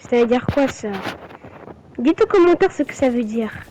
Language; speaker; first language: French; native; French